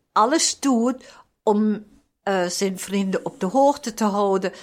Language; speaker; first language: Dutch; non-native, fluent; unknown